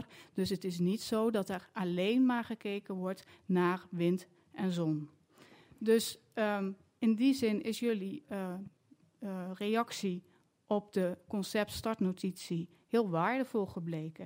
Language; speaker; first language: Dutch; native; Dutch